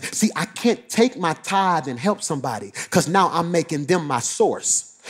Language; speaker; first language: English; native; English